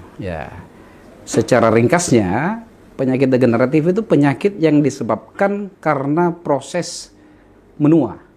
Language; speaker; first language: Indonesian; native; Indonesian